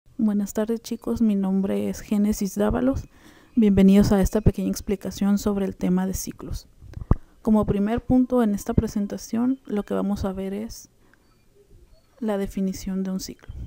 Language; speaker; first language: Spanish; native; Spanish